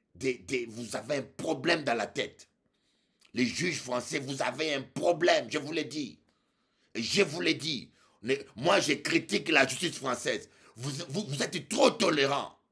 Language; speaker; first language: French; non-native, local second language; Lingala